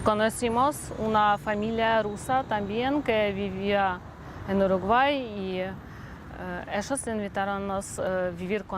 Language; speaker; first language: Spanish; non-native, learner; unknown